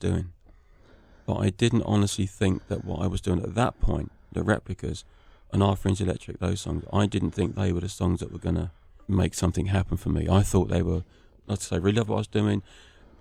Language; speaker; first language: English; native; English